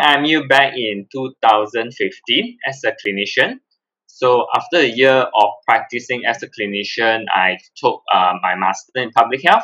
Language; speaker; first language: English; non-native, local second language; Cantonese